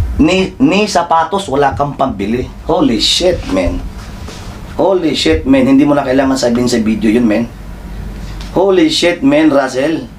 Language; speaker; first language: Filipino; non-native, local second language; Cebuano